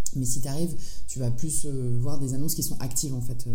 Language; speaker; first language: French; native; French